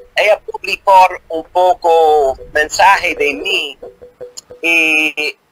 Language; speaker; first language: Spanish; non-native, learner; English